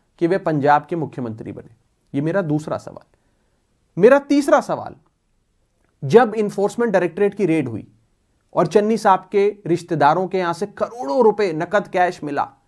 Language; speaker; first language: Hindi; non-native, local second language; Punjabi